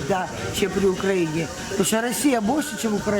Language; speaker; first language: Russian; native; Russian